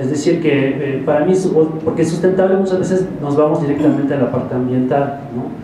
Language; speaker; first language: Spanish; non-native, fluent; French